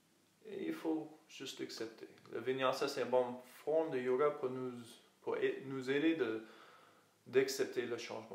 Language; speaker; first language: French; non-native, fluent; English